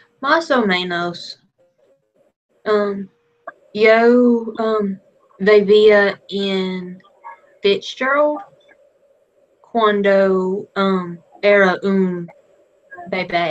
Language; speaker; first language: Spanish; non-native, learner; English